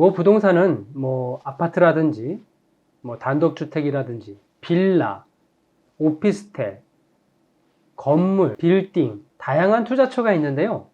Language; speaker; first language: Korean; native; Korean